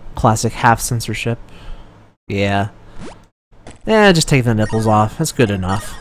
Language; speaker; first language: English; native; English